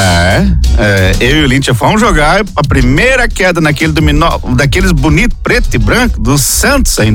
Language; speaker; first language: Portuguese; native; Portuguese